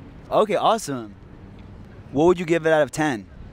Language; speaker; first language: English; early bilingual, other home language; Spanish